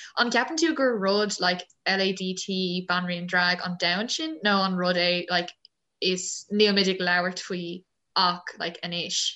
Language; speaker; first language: Irish; non-native, local second language; English